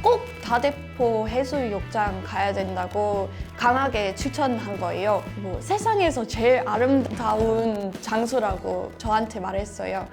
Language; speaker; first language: Korean; non-native, fluent; English